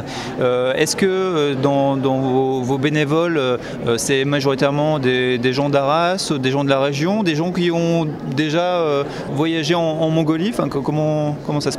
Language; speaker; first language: French; native; French